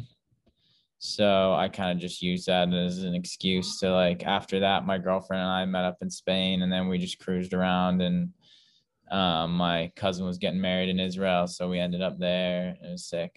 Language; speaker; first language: English; native; English